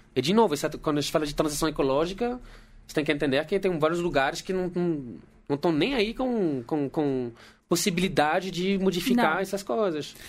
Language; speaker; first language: Portuguese; non-native, fluent; French